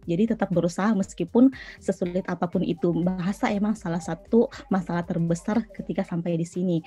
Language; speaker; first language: Indonesian; native; Indonesian